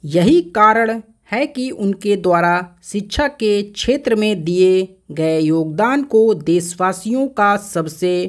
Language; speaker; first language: Hindi; native; Hindi